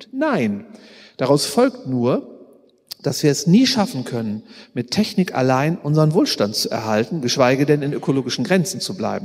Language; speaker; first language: German; native; German